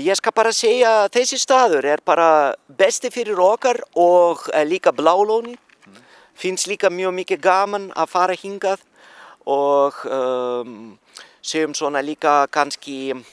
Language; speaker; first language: Icelandic; non-native, learner; Russian